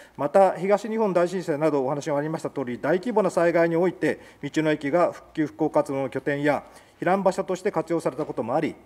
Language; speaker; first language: Japanese; native; Japanese